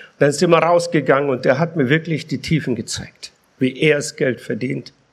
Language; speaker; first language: German; early bilingual, other home language; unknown